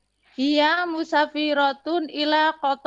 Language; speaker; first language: Arabic; non-native, learner; Indonesian